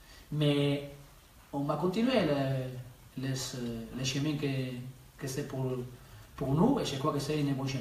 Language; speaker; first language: French; non-native, learner; Spanish